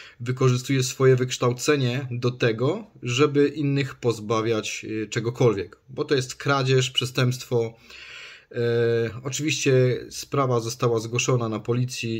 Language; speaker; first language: Polish; native; Polish